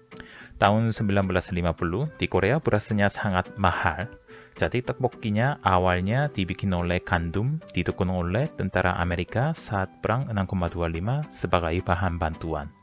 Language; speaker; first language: Indonesian; non-native, fluent; Korean